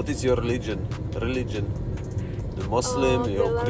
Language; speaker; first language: English; non-native, learner; Russian